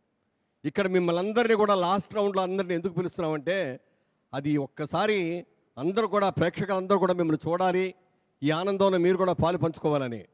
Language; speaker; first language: Telugu; native; Telugu